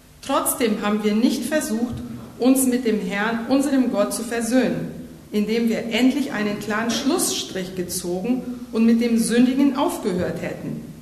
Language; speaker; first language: German; native; German